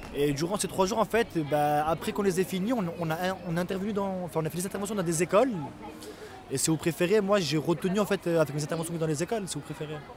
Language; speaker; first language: French; native; French